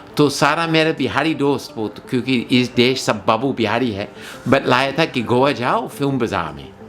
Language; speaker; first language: Hindi; non-native, fluent; English